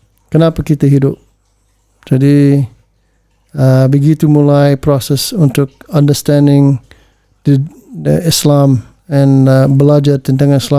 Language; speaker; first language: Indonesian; early bilingual, heritage; English